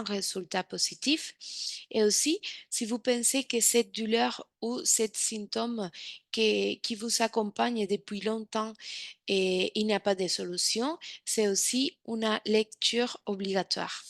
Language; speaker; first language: French; non-native, fluent; Spanish